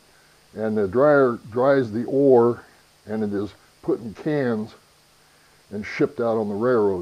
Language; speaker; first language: English; native; English